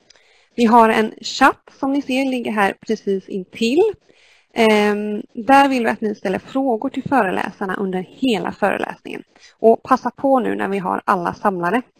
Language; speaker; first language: Swedish; native; Swedish